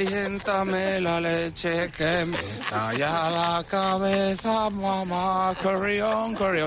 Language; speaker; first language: Spanish; native; Spanish